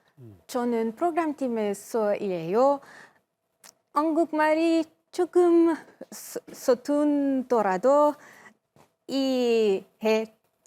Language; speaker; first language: Korean; non-native, learner; French